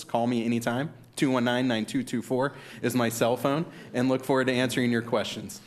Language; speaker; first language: English; native; English